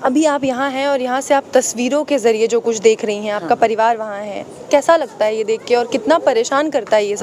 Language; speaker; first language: Hindi; native; Hindi